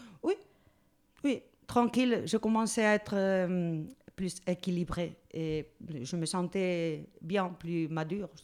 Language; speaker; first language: French; non-native, learner; Spanish